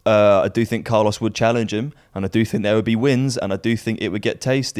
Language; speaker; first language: English; native; English